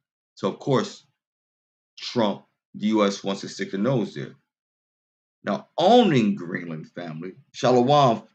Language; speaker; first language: English; native; English